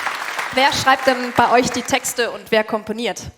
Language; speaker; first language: German; native; German